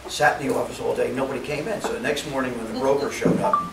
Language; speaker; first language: English; native; English